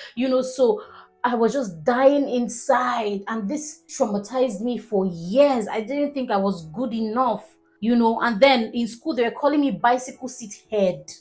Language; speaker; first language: English; non-native, local second language; Igbo